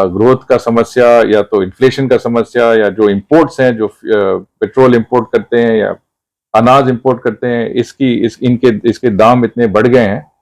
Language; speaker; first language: Hindi; non-native, local second language; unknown